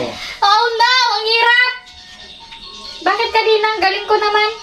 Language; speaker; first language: Filipino; native; Filipino